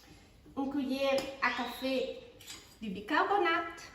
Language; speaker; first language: French; non-native, fluent; Spanish